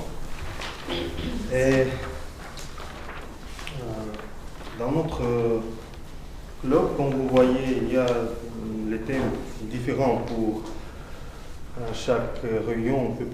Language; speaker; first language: French; non-native, fluent; Russian